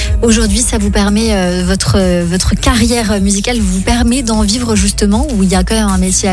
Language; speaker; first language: French; native; French